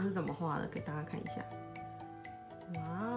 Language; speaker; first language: Chinese; native; Chinese